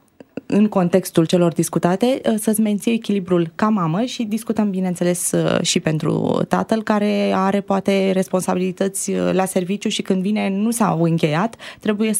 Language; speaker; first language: Romanian; native; Romanian